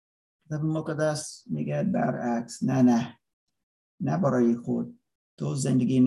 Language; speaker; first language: Persian; non-native, learner; English